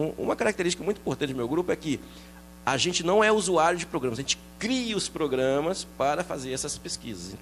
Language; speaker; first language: Portuguese; early bilingual, other home language; French